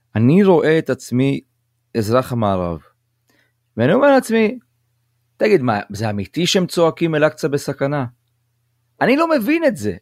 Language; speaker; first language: Hebrew; native; Hebrew